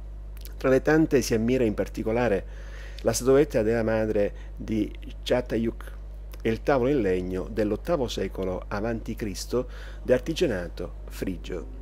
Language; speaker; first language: Italian; native; Italian